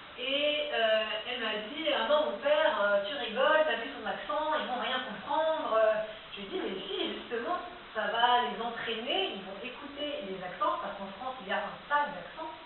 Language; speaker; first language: French; native; French